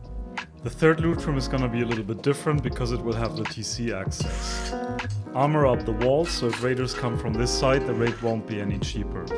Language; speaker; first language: English; non-native, fluent; German